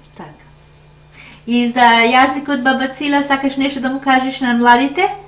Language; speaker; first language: Macedonian; early bilingual, heritage; Macedonian